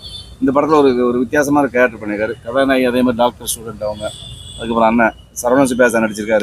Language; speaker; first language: Tamil; native; Tamil